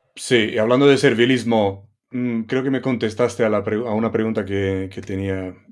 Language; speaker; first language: Spanish; non-native, fluent; Romanian